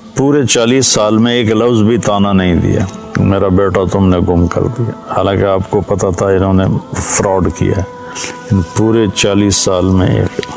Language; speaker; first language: Urdu; non-native, local second language; Punjabi